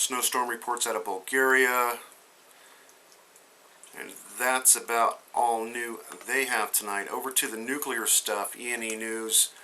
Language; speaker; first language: English; native; English